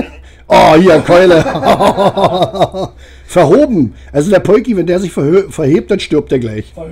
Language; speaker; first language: German; native; German